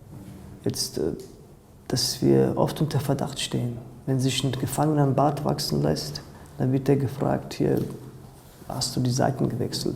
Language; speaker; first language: German; native; German